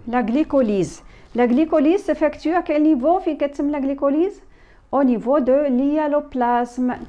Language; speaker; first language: French; non-native, local second language; Arabic